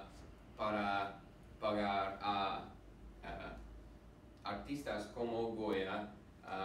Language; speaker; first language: Spanish; non-native, learner; English